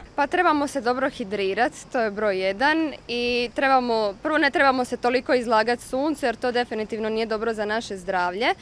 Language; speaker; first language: Croatian; native; Croatian